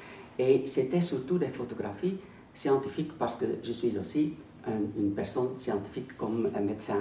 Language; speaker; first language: French; non-native, local second language; Dutch